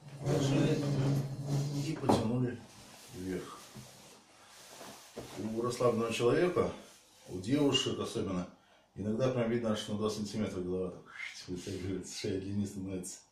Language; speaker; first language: Russian; native; Russian